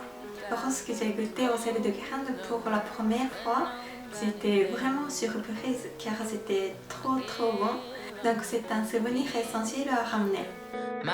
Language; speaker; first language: French; non-native, fluent; Japanese